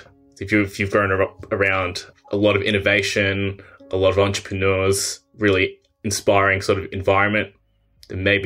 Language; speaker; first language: English; native; English